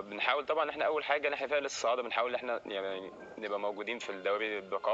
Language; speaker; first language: Arabic; native; Arabic